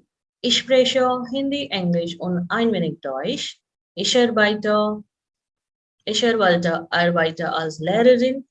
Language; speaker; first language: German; non-native, fluent; Hindi